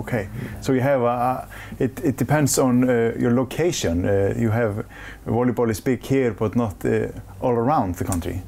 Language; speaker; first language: English; non-native, fluent; Icelandic